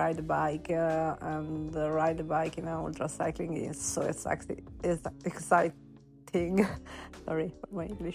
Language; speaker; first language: English; non-native, learner; Italian